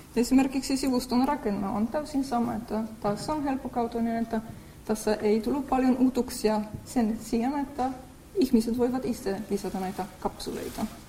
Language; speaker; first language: Finnish; non-native, fluent; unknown